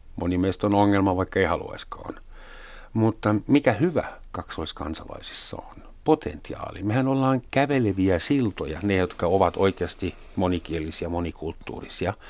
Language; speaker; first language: Finnish; non-native, fluent; German